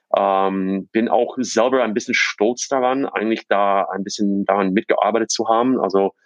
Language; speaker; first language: German; non-native, fluent; English